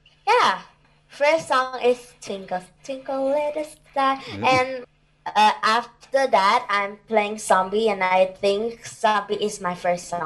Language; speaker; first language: English; non-native, learner; Thai